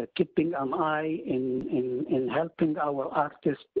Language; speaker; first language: English; non-native, fluent; Arabic